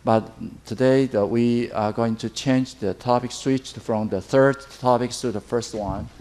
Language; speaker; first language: English; non-native, fluent; Chinese